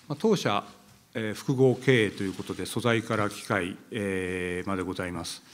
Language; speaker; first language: Japanese; native; Japanese